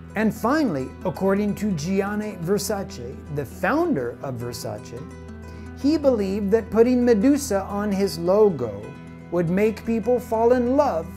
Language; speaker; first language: English; native; English